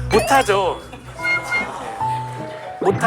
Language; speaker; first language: Korean; native; Korean